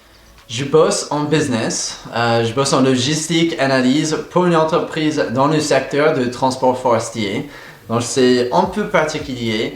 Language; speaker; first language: French; non-native, fluent; English